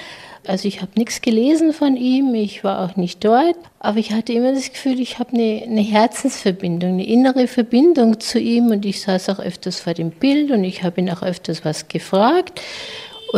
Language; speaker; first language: German; native; German